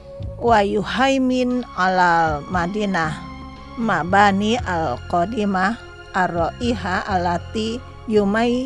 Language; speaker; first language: Arabic; non-native, fluent; Indonesian